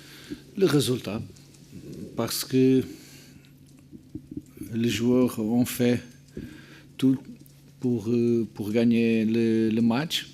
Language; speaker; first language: French; non-native, learner; Portuguese